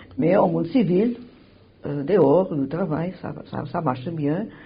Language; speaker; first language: French; non-native, learner; Portuguese